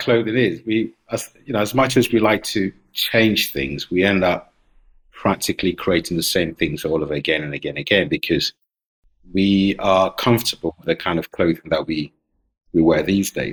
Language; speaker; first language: English; non-native, local second language; Akan